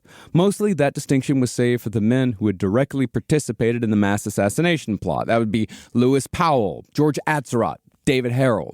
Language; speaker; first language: English; native; English